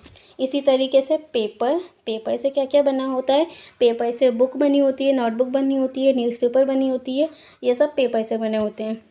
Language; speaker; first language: Hindi; native; Hindi